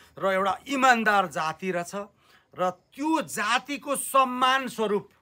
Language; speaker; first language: Nepali; native; Nepali